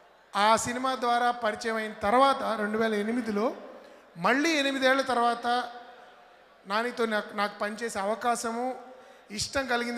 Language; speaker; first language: Telugu; native; Telugu